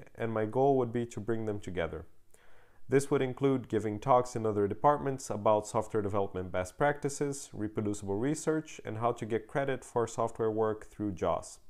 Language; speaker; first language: English; non-native, fluent; Portuguese